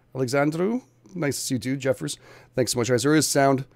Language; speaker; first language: English; native; English